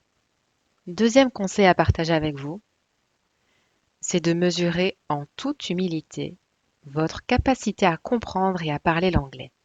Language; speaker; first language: French; native; French